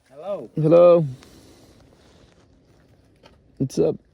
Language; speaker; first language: English; native; English